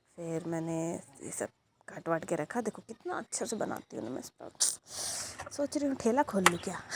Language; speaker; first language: Hindi; native; Hindi